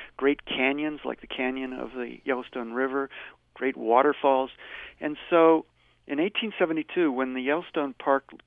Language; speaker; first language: English; native; English